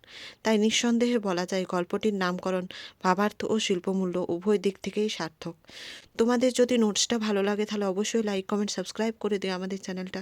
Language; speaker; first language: Bangla; native; Bangla